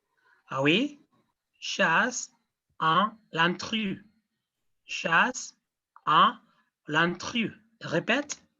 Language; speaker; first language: French; non-native, fluent; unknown